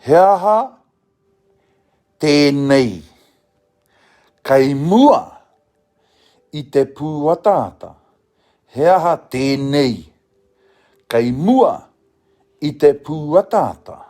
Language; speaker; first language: Māori; non-native, local second language; English